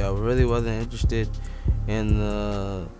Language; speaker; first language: English; native; English